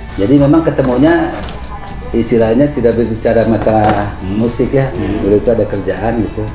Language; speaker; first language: Indonesian; native; Indonesian